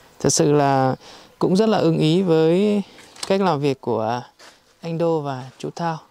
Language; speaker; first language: Vietnamese; native; Vietnamese